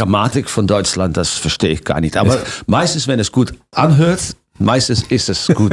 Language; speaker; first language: German; non-native, fluent; Dutch